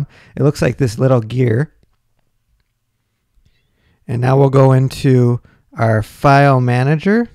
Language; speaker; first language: English; native; English